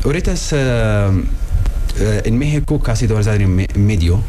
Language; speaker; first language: Spanish; non-native, learner; Arabic